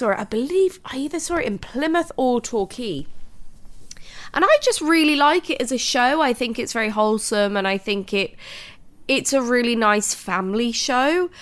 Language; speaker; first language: English; native; English